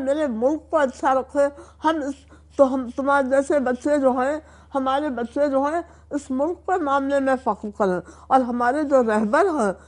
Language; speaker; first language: Urdu; native; Urdu